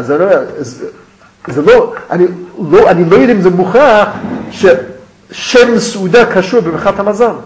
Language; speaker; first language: Hebrew; non-native, fluent; English